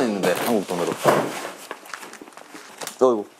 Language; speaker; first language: Korean; native; Korean